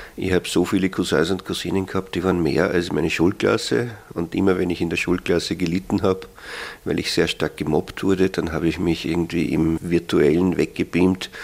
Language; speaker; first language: German; native; German